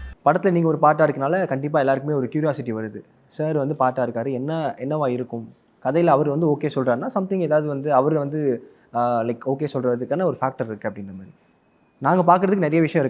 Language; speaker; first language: Tamil; native; Tamil